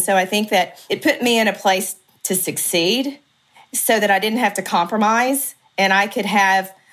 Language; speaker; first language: English; native; English